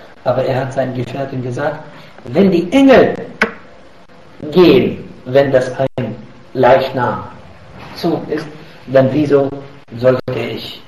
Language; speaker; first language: German; non-native, fluent; Arabic